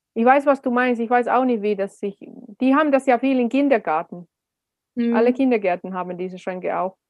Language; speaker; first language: German; non-native, fluent; Finnish